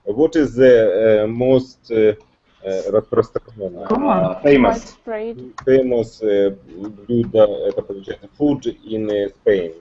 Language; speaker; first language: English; non-native, learner; Russian